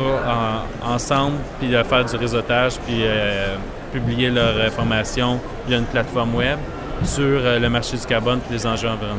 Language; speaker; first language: French; native; French